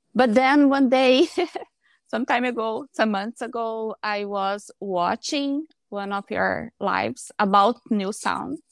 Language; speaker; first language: English; non-native, fluent; Portuguese